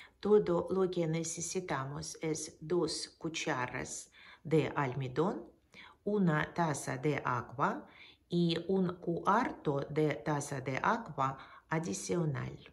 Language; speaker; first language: Spanish; non-native, fluent; Russian